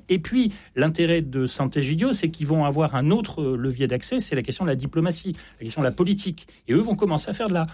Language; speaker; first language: French; native; French